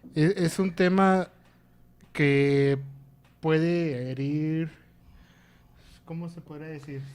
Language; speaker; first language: Spanish; native; Spanish